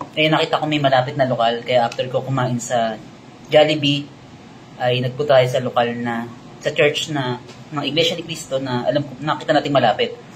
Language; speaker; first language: Filipino; native; Filipino